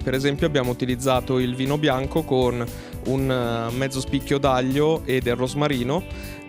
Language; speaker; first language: Italian; native; Italian